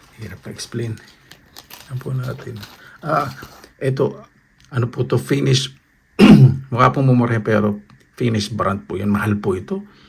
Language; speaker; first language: Filipino; native; Filipino